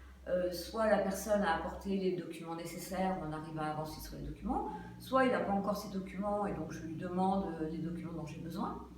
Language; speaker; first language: French; native; French